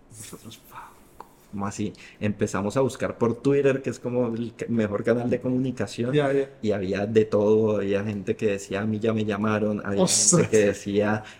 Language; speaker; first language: Spanish; native; Spanish